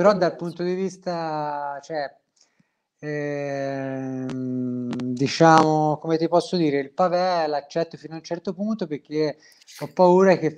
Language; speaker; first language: Italian; native; Italian